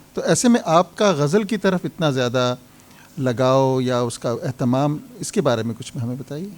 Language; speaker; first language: Urdu; native; Urdu